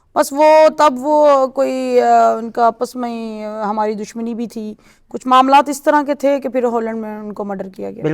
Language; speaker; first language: Urdu; non-native, local second language; Punjabi